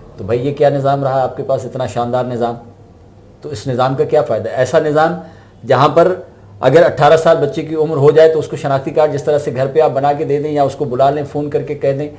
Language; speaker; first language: Urdu; non-native, local second language; Sindhi